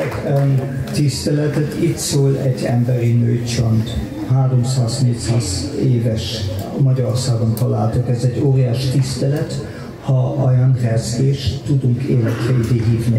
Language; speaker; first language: Hungarian; non-native, fluent; German